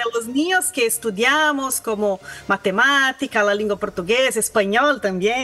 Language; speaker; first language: Spanish; non-native, learner; Portuguese